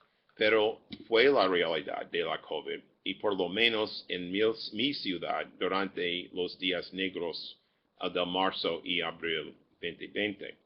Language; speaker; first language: Spanish; non-native, fluent; English